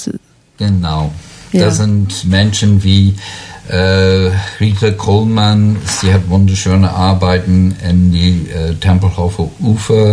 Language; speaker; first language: German; non-native, learner; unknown